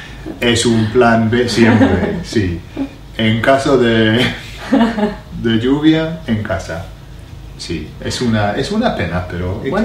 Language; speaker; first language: Spanish; non-native, learner; English